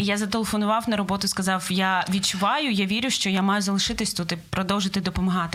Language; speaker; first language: Ukrainian; native; Ukrainian